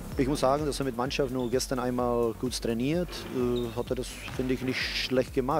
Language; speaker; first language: German; non-native, fluent; Czech